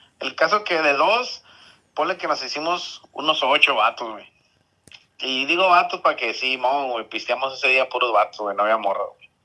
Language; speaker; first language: Spanish; early bilingual, heritage; Spanish